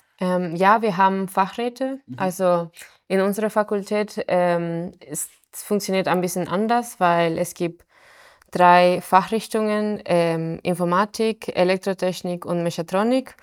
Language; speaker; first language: German; non-native, fluent; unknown